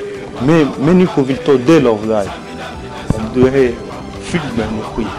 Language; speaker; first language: Swedish; non-native, fluent; Lingala